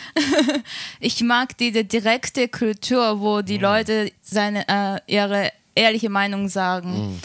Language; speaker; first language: German; non-native, fluent; Japanese